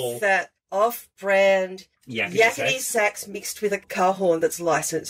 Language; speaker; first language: English; native; English